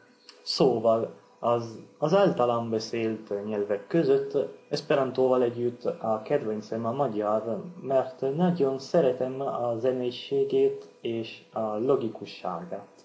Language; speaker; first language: Hungarian; non-native, learner; Italian